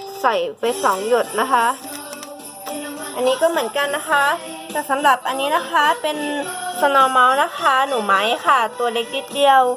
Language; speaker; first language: Thai; native; Thai